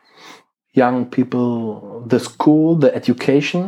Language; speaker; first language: English; non-native, fluent; German